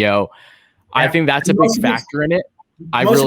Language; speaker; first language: English; native; English